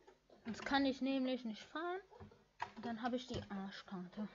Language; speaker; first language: German; native; German